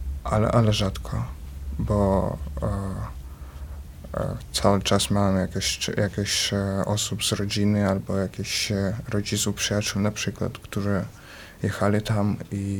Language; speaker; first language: Polish; early bilingual, other home language; Ukrainian